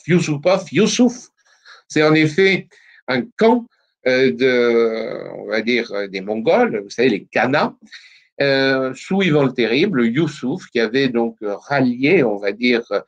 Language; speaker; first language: French; native; French